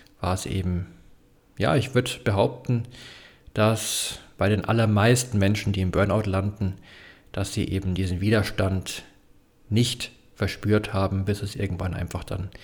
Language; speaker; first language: German; native; German